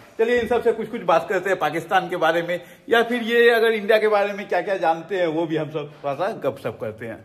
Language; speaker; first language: Hindi; native; Hindi